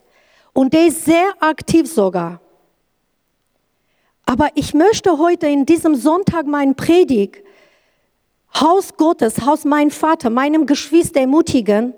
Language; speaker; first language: German; non-native, learner; Kurdish